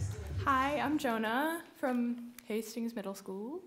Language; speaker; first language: English; native; English